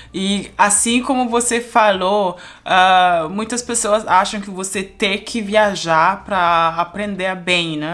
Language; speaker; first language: Portuguese; non-native, fluent; German